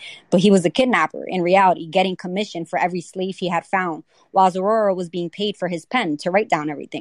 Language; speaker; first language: English; native; English